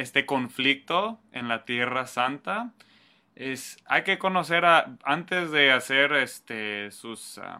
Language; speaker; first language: Spanish; non-native, fluent; English